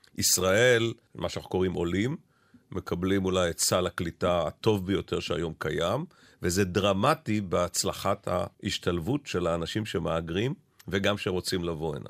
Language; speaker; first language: Hebrew; native; Hebrew